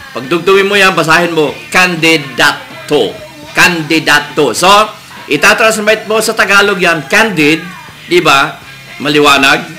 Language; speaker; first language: Filipino; native; Filipino